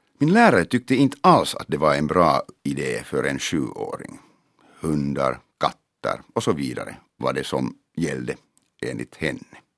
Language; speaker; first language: Swedish; non-native, local second language; Finnish